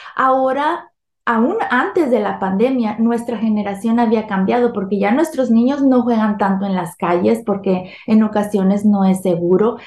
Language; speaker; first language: Spanish; native; Spanish